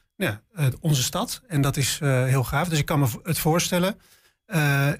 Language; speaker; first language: Dutch; native; Dutch